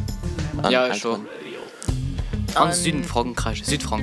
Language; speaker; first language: German; non-native, local second language; Luxembourgish